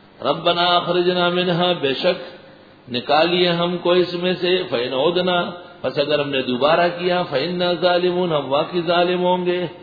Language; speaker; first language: Urdu; non-native, local second language; Pashto